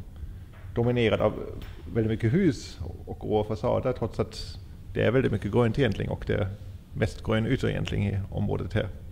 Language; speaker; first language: Swedish; native; Swedish